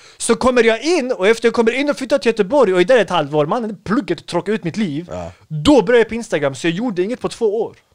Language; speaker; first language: Swedish; early bilingual, other home language; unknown